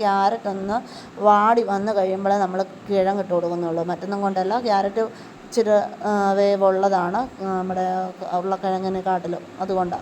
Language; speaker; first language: Malayalam; native; Malayalam